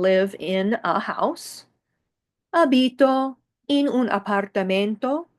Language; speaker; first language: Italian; non-native, fluent; English